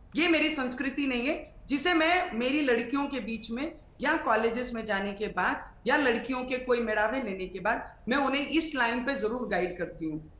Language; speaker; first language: Hindi; non-native, local second language; Marathi